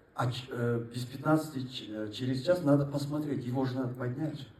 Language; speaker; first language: Russian; non-native, local second language; Kazakh